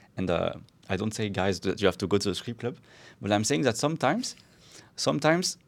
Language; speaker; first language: English; non-native, fluent; French